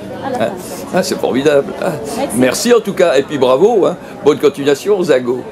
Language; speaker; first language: French; native; French